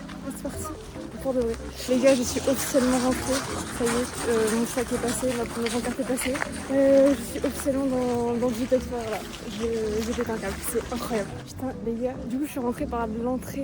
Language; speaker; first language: French; native; French